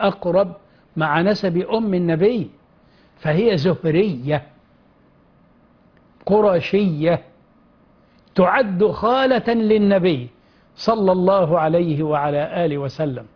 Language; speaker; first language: Arabic; native; Arabic